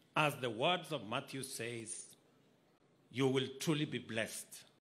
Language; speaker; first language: English; non-native, local second language; Swahili